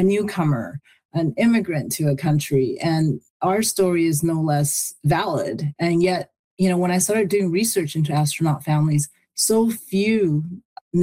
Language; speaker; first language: English; native; English